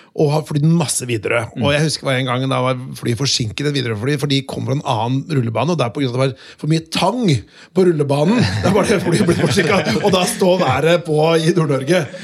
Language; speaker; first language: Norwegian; native; Norwegian